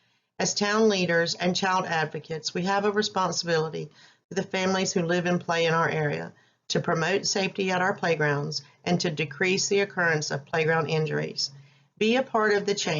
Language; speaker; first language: English; native; English